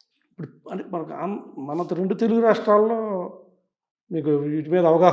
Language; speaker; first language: Telugu; native; Telugu